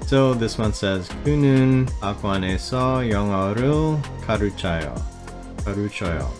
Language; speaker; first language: Korean; non-native, learner; English